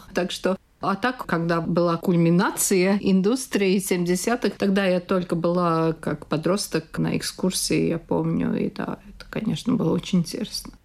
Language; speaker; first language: Russian; non-native, local second language; Latvian